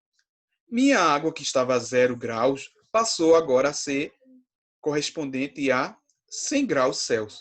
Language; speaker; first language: Portuguese; native; Portuguese